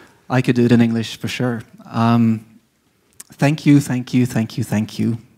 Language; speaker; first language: English; non-native, fluent; Norwegian